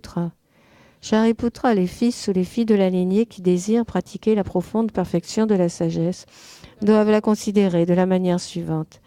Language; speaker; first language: French; native; French